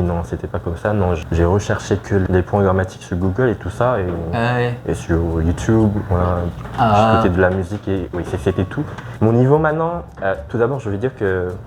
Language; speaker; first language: French; non-native, learner; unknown